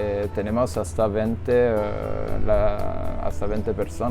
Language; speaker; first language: Spanish; non-native, learner; French